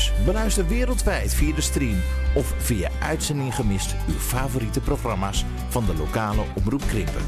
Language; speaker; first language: Dutch; native; Dutch